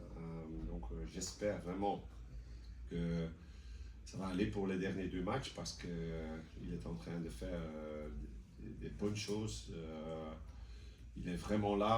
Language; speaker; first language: French; non-native, local second language; Dutch